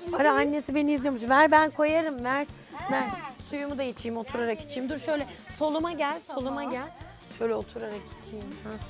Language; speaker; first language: Turkish; native; Turkish